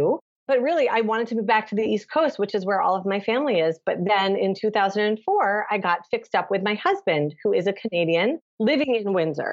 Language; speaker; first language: English; native; English